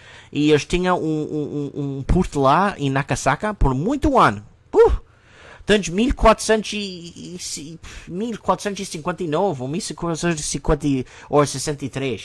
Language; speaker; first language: Portuguese; non-native, learner; English